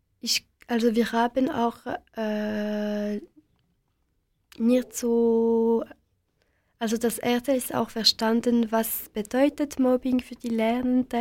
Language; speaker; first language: German; non-native, local second language; French